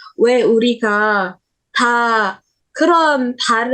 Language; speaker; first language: Korean; non-native, learner; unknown